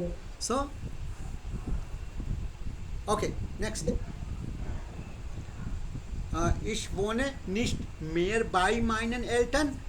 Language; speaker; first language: German; non-native, fluent; Hindi